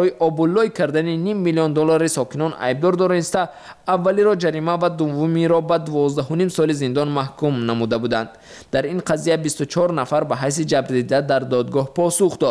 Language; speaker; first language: Persian; native; Persian